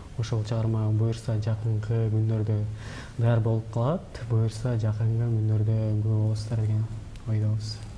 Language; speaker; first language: Kyrgyz; native; Kyrgyz